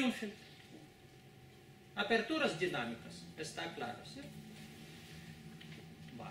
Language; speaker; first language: Spanish; non-native, fluent; Russian